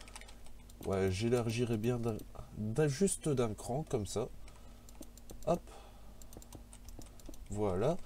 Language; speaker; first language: French; native; French